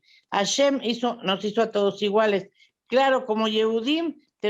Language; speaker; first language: Spanish; native; Spanish